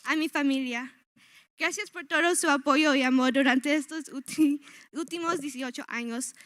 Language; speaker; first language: Spanish; early bilingual, other home language; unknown